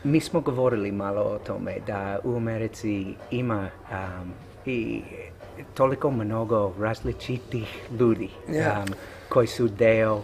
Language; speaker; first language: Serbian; non-native, learner; English